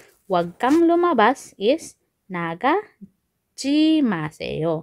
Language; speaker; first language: English; non-native, local second language; Filipino